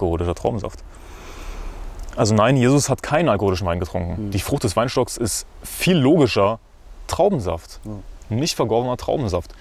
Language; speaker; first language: German; native; German